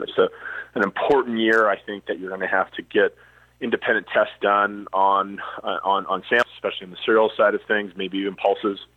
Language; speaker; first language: English; native; English